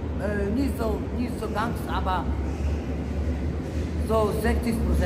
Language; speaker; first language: German; non-native, learner; Polish